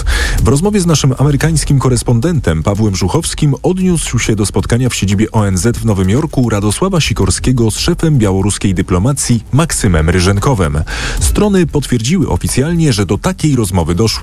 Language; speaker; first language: Polish; native; Polish